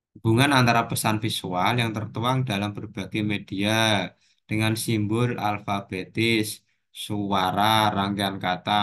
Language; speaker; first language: Indonesian; non-native, local second language; Javanese